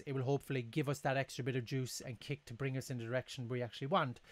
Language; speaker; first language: English; native; English